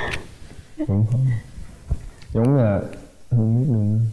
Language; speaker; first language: Vietnamese; early bilingual, heritage; Vietnamese